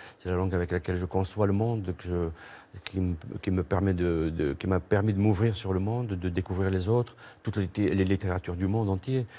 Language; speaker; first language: French; non-native, local second language; Kabyle